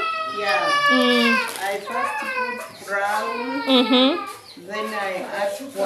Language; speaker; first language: English; non-native, local second language; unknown